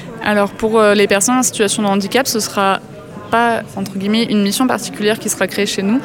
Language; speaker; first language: French; native; French